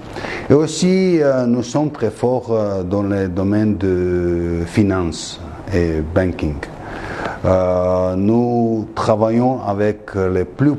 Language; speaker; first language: French; non-native, fluent; Georgian